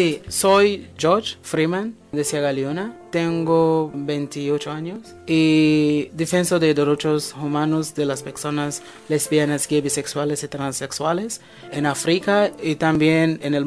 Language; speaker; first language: Spanish; non-native, fluent; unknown